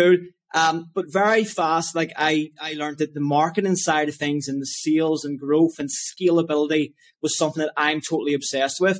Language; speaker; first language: English; native; English